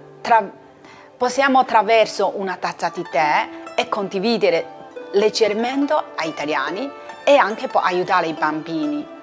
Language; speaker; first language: Italian; non-native, learner; Chinese